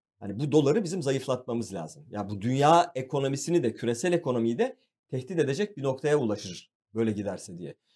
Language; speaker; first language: Turkish; native; Turkish